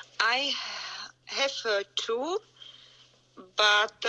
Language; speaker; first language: English; non-native, learner; Czech